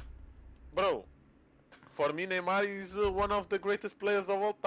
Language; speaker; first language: English; non-native, learner; Portuguese